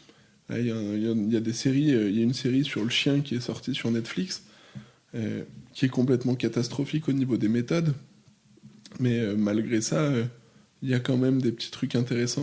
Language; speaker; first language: French; native; French